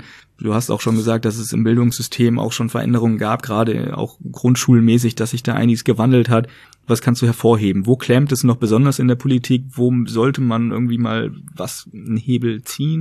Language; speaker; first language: German; native; German